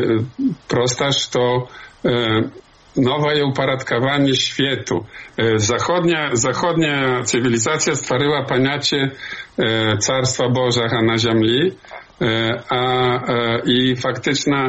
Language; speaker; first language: Polish; non-native, learner; Belarusian